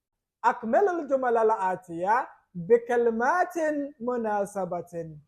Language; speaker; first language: Arabic; non-native, fluent; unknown